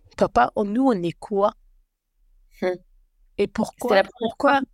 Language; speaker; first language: French; native; French